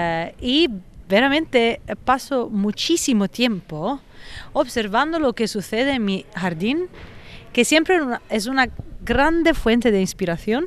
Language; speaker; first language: Spanish; non-native, fluent; Italian